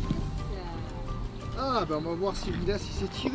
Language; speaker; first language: French; native; French